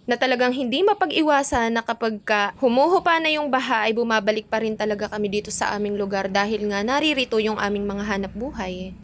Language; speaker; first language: Filipino; native; Filipino